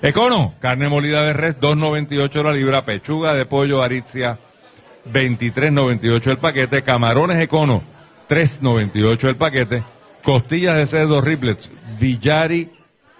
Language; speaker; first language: Spanish; native; Spanish